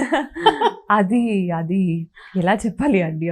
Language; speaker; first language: Telugu; non-native, learner; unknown